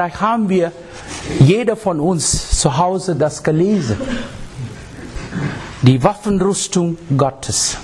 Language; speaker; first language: German; non-native, fluent; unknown